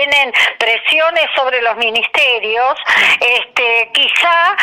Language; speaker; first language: Spanish; native; Spanish